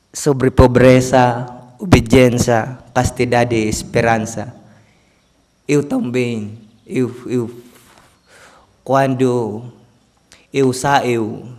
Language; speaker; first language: Portuguese; non-native, learner; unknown